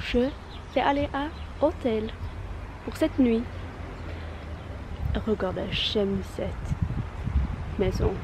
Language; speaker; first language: French; non-native, learner; Norwegian